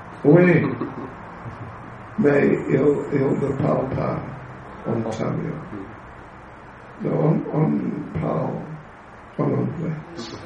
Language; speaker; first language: French; non-native, learner; English